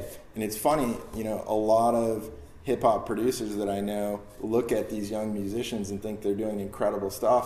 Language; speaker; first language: English; native; English